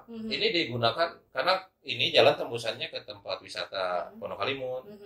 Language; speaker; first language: Indonesian; non-native, local second language; Sundanese